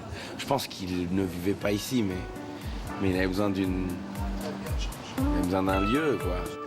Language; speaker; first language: French; native; French